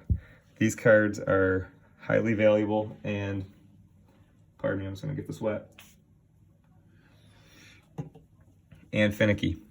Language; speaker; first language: English; native; English